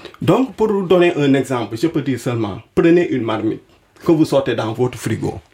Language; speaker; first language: French; non-native, local second language; Wolof